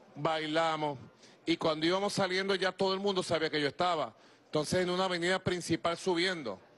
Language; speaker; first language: Spanish; native; Spanish